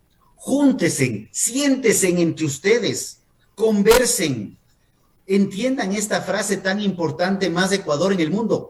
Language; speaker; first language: Spanish; native; Spanish